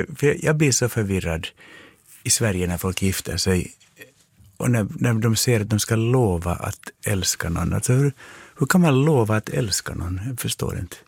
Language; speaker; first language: Swedish; non-native, fluent; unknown